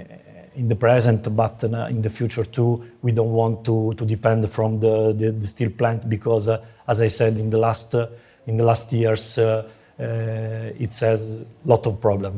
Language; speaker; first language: English; non-native, fluent; Italian